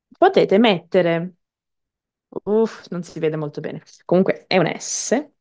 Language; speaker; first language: Italian; non-native, fluent; English